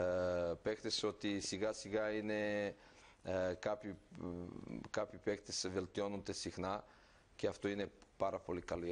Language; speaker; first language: Greek; non-native, fluent; Serbian